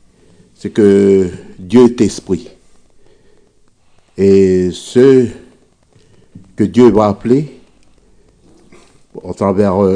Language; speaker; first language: French; native; French